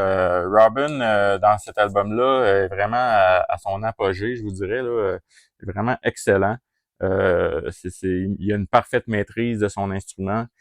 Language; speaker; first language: French; native; French